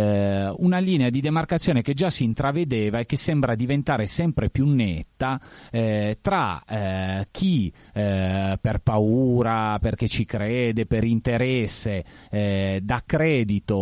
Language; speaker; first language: Italian; native; Italian